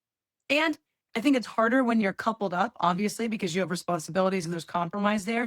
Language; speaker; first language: English; native; English